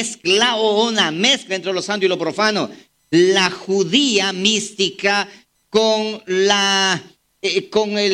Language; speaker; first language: Spanish; native; Spanish